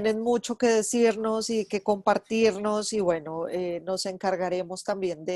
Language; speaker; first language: Spanish; native; Spanish